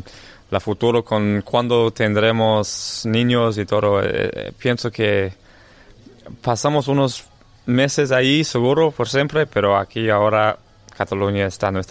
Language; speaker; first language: Spanish; non-native, learner; English